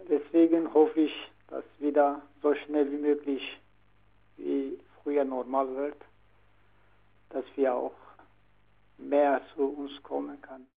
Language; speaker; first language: German; non-native, learner; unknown